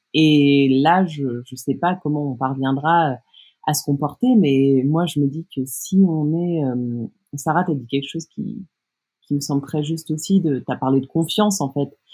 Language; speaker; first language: French; native; French